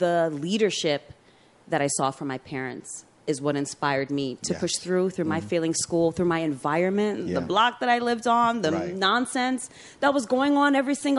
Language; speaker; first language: English; early bilingual, other home language; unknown